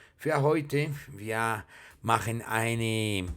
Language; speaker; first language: German; non-native, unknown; Spanish